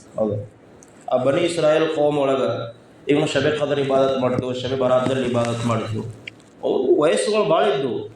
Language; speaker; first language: Kannada; non-native, local second language; Urdu